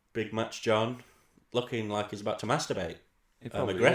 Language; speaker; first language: English; native; English